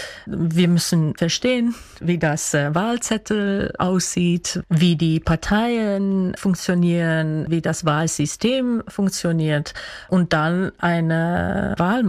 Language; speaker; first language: German; non-native, fluent; Dutch